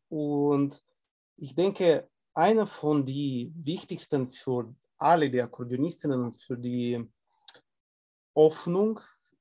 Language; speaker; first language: German; non-native, fluent; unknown